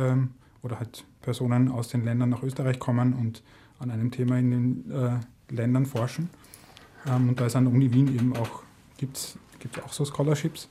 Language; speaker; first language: German; native; German